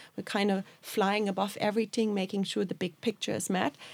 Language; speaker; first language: English; non-native, fluent; German